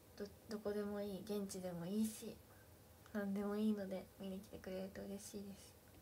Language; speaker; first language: Japanese; native; Japanese